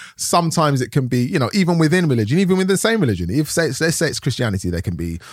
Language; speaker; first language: English; native; English